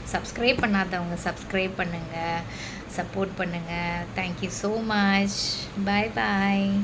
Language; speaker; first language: Tamil; non-native, local second language; Malayalam